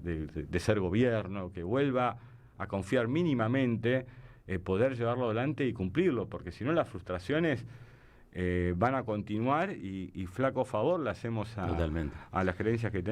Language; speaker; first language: Spanish; native; Spanish